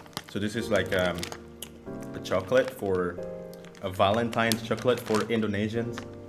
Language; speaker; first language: English; non-native, fluent; Indonesian